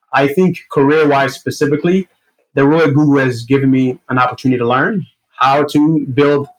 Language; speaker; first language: English; native; English